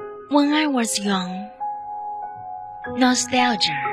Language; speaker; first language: English; non-native, fluent; Chinese